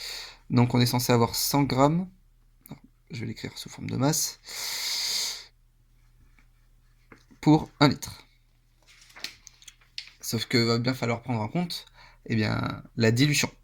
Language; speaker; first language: French; native; French